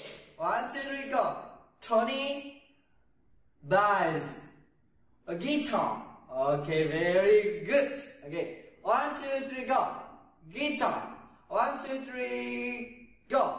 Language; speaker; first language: English; non-native, learner; Vietnamese